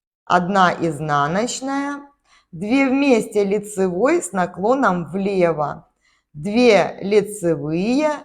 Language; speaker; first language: Russian; native; Russian